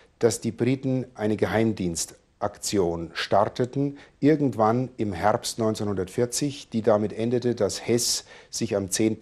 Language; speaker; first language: German; native; German